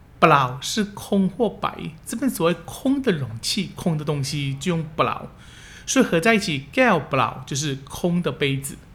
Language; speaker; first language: Chinese; early bilingual, heritage; Chinese